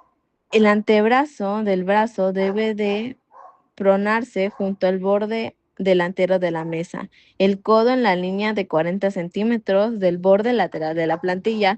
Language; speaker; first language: Spanish; native; Spanish